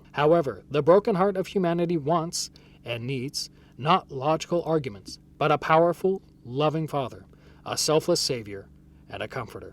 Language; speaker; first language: English; native; English